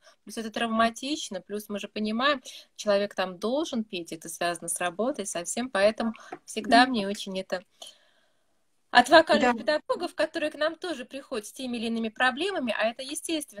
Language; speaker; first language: Russian; native; Russian